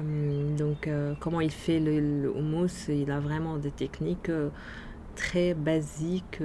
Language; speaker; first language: French; non-native, fluent; Arabic